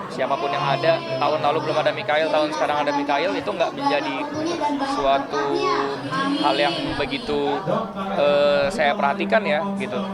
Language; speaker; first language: Indonesian; native; Indonesian